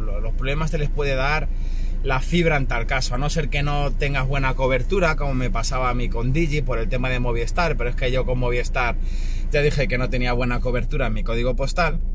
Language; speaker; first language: Spanish; native; Spanish